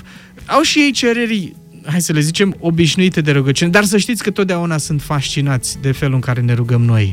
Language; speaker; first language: Romanian; native; Romanian